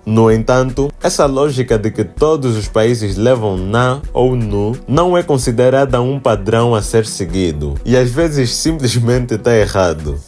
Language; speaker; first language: Portuguese; native; Portuguese